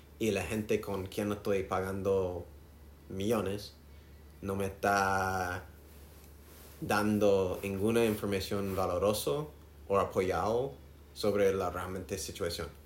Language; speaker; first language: Spanish; non-native, learner; English